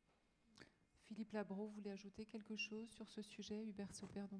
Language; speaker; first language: French; native; French